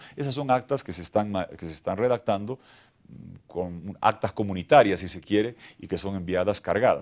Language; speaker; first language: Spanish; native; Spanish